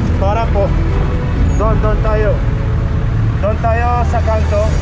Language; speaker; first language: Filipino; non-native, learner; Arabic